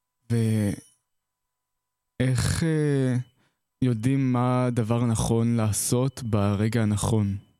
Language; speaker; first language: Hebrew; native; Hebrew